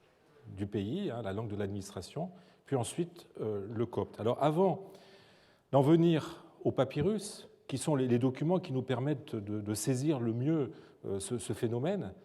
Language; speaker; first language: French; native; French